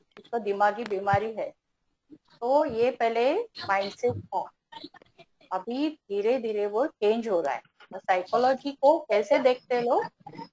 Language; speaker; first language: Hindi; native; Hindi